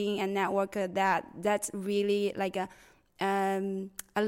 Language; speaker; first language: English; non-native, fluent; Chinese